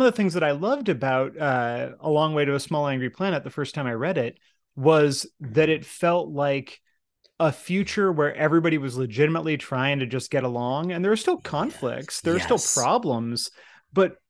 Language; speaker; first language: English; native; English